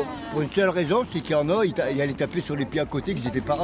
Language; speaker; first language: French; native; French